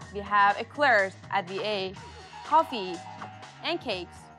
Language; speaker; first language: English; non-native, fluent; Persian